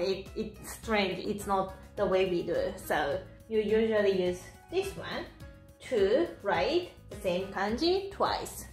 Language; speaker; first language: English; non-native, fluent; Japanese